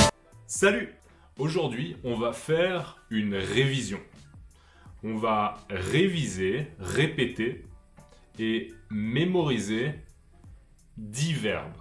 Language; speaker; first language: French; native; French